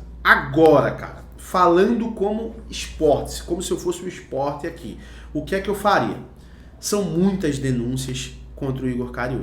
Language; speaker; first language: Portuguese; native; Portuguese